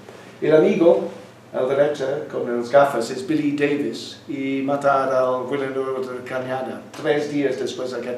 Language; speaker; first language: Spanish; non-native, learner; English